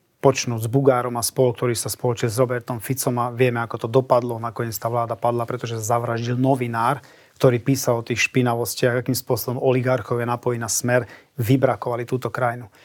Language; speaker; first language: Slovak; non-native, local second language; Hungarian